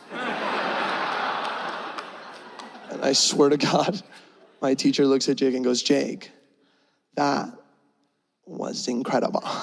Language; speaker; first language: English; early bilingual, other home language; Spanish